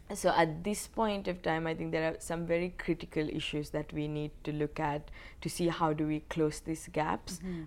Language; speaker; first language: English; non-native, local second language; Sinhala